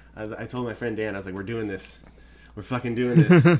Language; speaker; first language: English; native; English